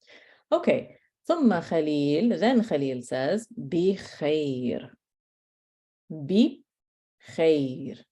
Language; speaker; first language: Arabic; non-native, fluent; English